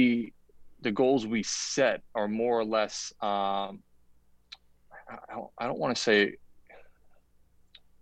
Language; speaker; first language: English; native; English